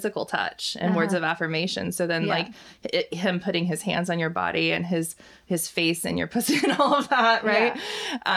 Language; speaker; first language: English; native; English